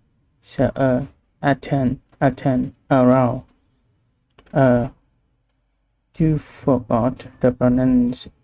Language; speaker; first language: English; non-native, learner; Vietnamese